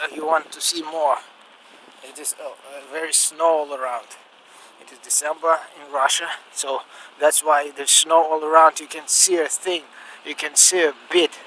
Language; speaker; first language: English; non-native, learner; Russian